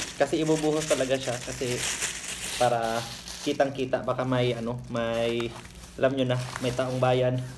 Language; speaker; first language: Filipino; non-native, local second language; Cebuano